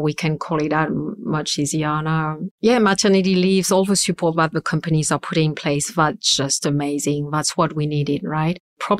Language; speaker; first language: English; non-native, fluent; French